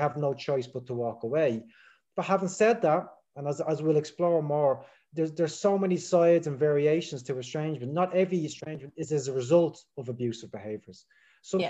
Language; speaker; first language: English; native; English